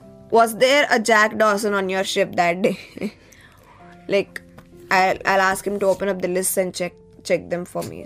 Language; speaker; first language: English; non-native, local second language; Telugu